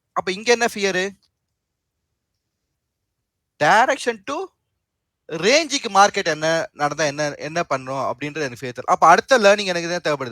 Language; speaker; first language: Tamil; native; Tamil